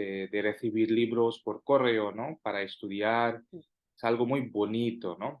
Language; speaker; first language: Spanish; non-native, fluent; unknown